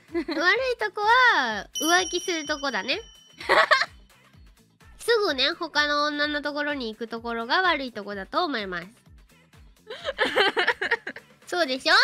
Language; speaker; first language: Japanese; native; Japanese